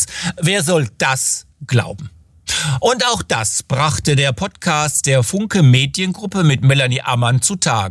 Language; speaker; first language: German; native; German